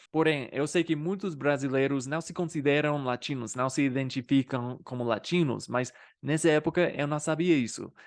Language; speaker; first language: Portuguese; non-native, fluent; English